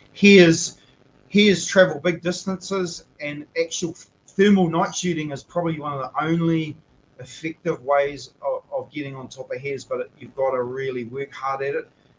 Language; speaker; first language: English; native; English